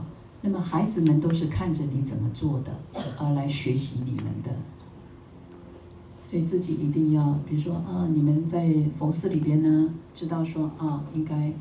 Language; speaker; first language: Chinese; native; Chinese